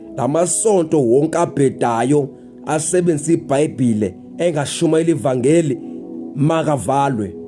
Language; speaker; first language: Zulu; non-native, local second language; Xhosa